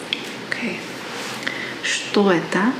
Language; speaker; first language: Russian; non-native, learner; English